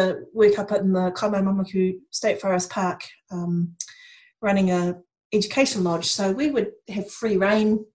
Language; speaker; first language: English; native; English